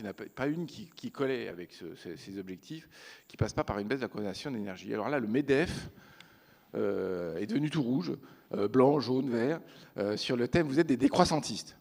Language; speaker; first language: French; native; French